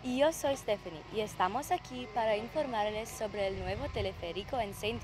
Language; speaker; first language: Spanish; non-native, learner; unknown